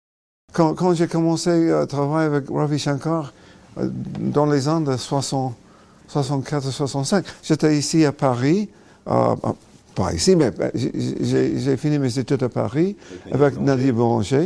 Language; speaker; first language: French; non-native, learner; English